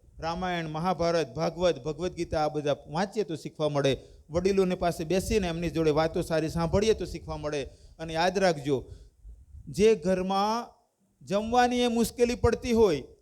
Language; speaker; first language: Gujarati; native; Gujarati